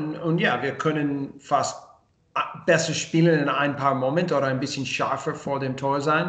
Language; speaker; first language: German; non-native, learner; English